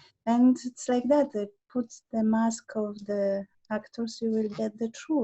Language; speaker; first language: English; non-native, learner; Polish